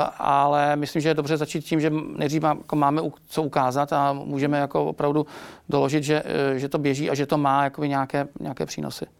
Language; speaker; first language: Czech; native; Czech